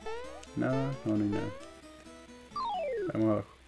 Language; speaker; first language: Spanish; native; Spanish